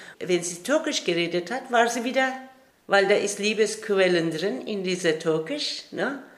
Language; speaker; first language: German; non-native, fluent; Turkish